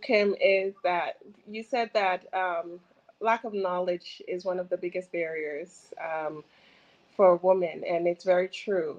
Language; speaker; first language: English; non-native, local second language; Akan